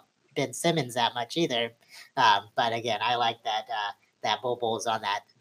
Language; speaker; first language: English; native; English